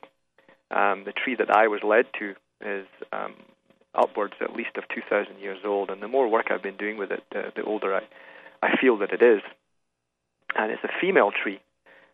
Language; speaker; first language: English; native; English